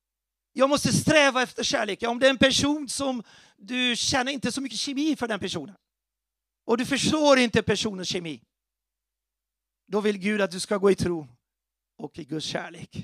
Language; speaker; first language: Swedish; non-native, fluent; Portuguese